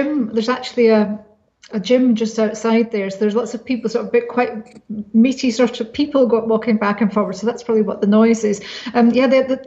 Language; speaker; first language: English; native; English